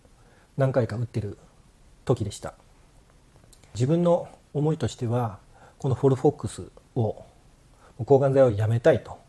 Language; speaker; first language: Japanese; native; Japanese